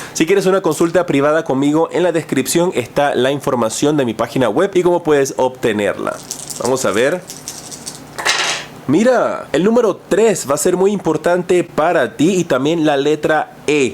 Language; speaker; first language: Spanish; native; Spanish